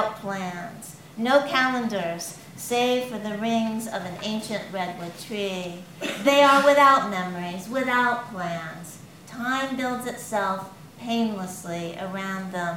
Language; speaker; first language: English; native; English